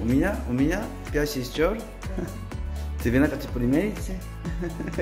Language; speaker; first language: Russian; non-native, learner; Korean